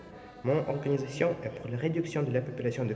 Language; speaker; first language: French; non-native, learner; Russian